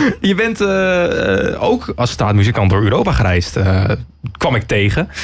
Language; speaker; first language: Dutch; native; Dutch